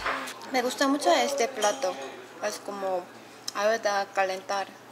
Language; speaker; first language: Spanish; non-native, learner; Korean